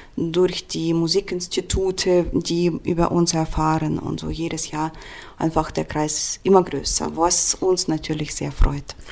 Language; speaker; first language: German; non-native, fluent; Russian